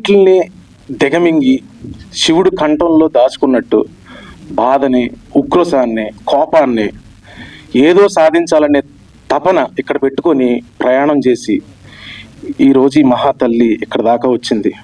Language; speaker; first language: Telugu; native; Telugu